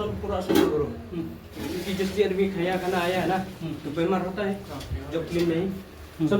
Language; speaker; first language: Hindi; non-native, local second language; Khasi